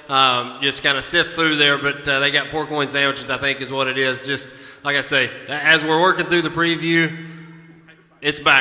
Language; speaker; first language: English; native; English